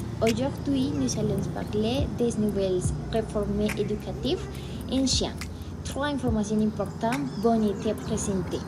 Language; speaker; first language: French; non-native, learner; Spanish